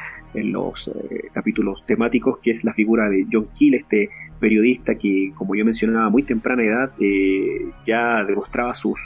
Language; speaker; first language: Spanish; native; Spanish